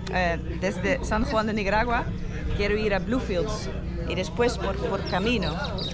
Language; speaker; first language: Spanish; non-native, learner; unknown